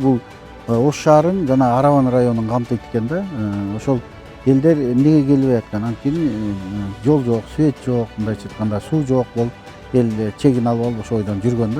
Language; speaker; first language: Kyrgyz; native; Kyrgyz